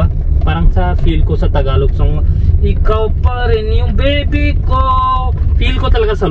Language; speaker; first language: Filipino; non-native, learner; Punjabi